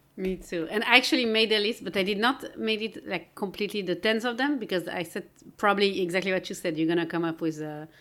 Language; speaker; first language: English; non-native, fluent; French